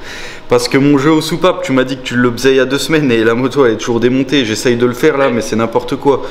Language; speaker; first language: French; native; French